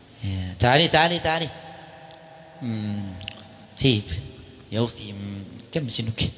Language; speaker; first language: Arabic; non-native, fluent; Indonesian